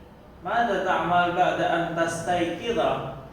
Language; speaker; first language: Arabic; non-native, learner; Indonesian